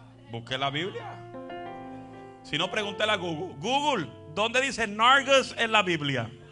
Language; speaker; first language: Spanish; native; Spanish